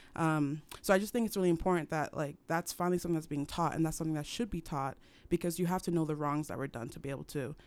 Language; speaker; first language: English; non-native, local second language; French